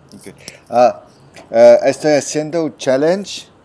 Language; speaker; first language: Spanish; non-native, learner; French